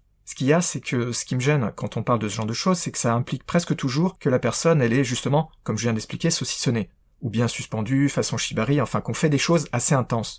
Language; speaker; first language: French; native; French